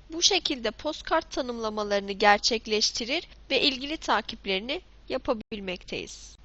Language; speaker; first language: Turkish; native; Turkish